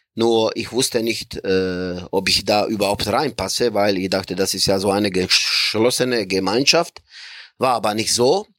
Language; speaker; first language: German; non-native, fluent; Croatian